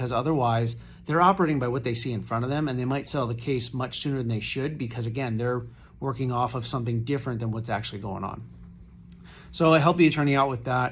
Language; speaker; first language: English; native; English